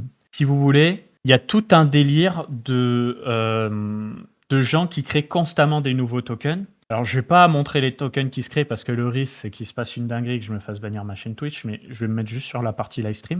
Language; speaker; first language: French; native; French